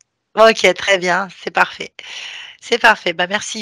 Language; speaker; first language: French; native; French